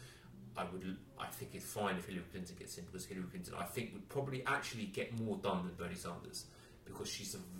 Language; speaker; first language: English; native; English